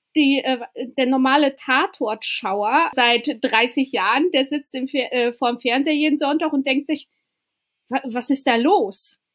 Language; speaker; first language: German; early bilingual, other home language; Albanian